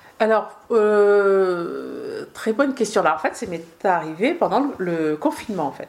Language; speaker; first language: French; early bilingual, other home language; Arabic